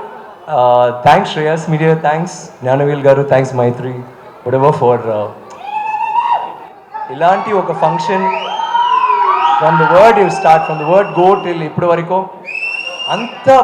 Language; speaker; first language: Telugu; non-native, local second language; Tamil